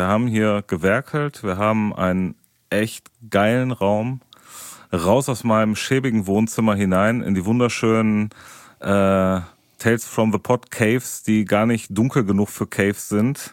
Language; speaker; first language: German; native; German